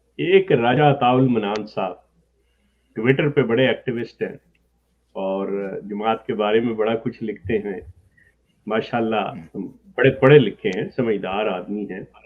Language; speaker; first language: Urdu; non-native, local second language; Punjabi